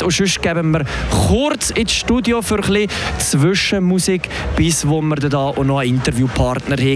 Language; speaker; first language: German; native; German